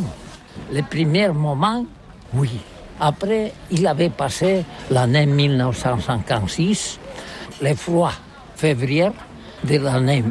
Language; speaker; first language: French; non-native, learner; Catalan